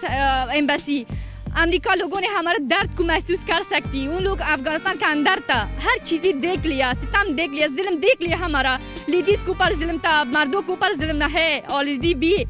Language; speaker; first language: Hindi; non-native, learner; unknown